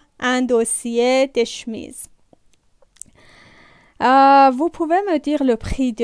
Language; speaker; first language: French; non-native, fluent; Persian